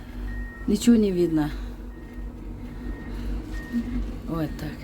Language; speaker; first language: Russian; non-native, local second language; Tajik